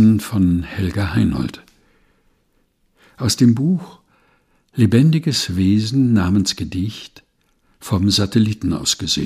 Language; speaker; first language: German; non-native, fluent; Portuguese